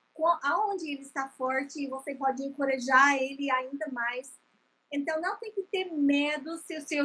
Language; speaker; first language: Portuguese; non-native, fluent; English